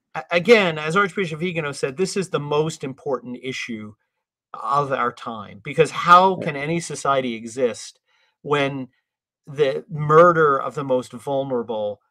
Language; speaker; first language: English; native; English